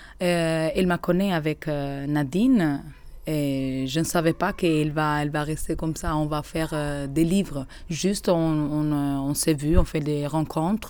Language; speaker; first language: French; non-native, learner; Albanian